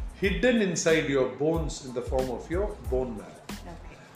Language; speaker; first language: English; non-native, local second language; Tamil